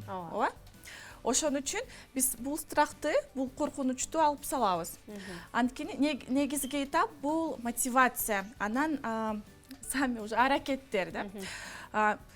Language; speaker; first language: Kyrgyz; non-native, local second language; Russian